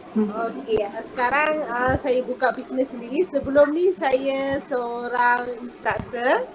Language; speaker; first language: Malay; non-native, local second language; Tamil